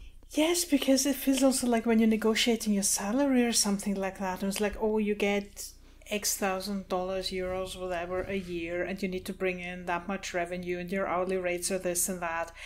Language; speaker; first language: English; non-native, fluent; German